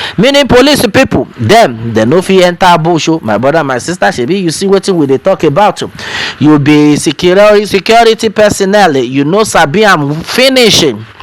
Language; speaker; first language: Nigerian Pidgin; non-native, local second language; Yoruba